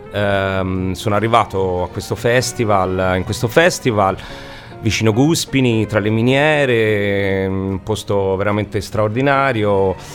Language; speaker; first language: Italian; native; Italian